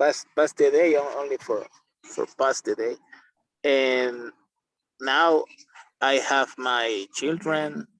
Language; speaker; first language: English; non-native, learner; Spanish